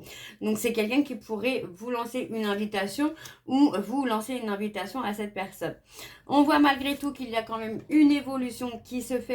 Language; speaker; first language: French; native; French